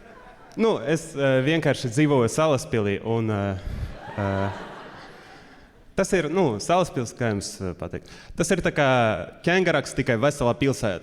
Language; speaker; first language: Latvian; early bilingual, other home language; Russian